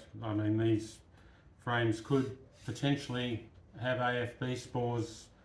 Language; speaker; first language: English; native; English